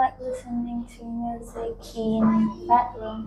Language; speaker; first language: English; non-native, learner; Vietnamese